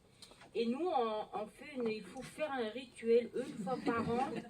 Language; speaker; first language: French; non-native, learner; Mongolian